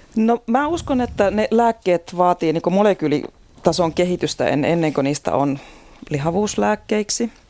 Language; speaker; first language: Finnish; native; Finnish